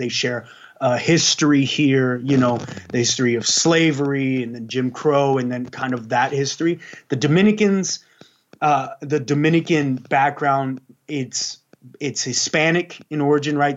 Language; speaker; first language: English; native; English